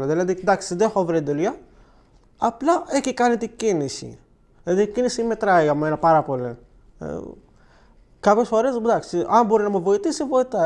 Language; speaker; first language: Greek; non-native, learner; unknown